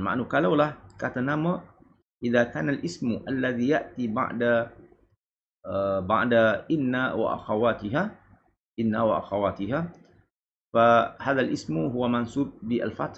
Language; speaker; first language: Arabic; non-native, fluent; Malay